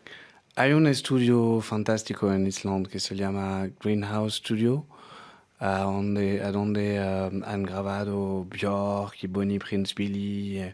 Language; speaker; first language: Spanish; non-native, learner; French